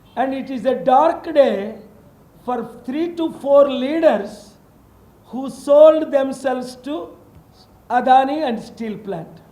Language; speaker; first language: English; non-native, local second language; Telugu